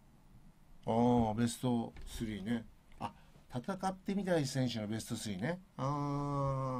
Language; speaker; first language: Japanese; native; Japanese